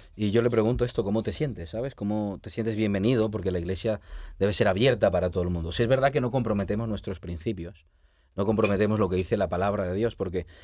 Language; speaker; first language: Spanish; native; Spanish